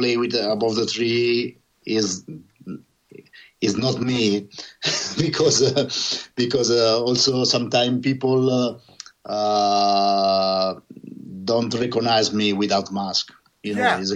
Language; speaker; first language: English; non-native, learner; Italian